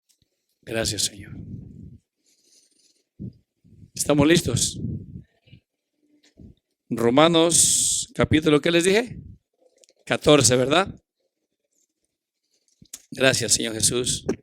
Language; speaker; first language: Spanish; native; Spanish